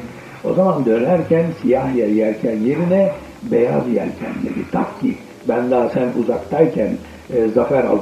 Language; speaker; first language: Turkish; native; Turkish